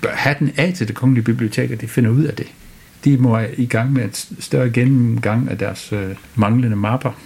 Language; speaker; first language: Danish; non-native, fluent; English